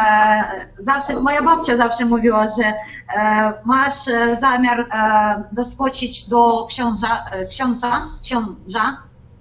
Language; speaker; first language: Polish; non-native, learner; Ukrainian